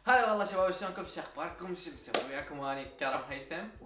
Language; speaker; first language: Arabic; native; Arabic